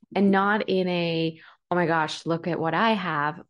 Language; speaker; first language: English; early bilingual, other home language; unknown